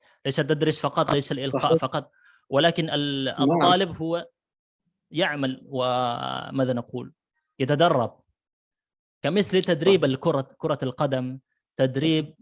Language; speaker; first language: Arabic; non-native, fluent; Indonesian